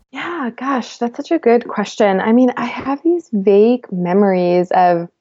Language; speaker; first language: English; early bilingual, other home language; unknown